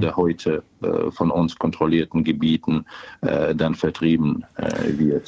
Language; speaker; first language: German; non-native, fluent; Ukrainian